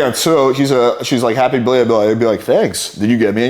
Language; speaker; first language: English; native; English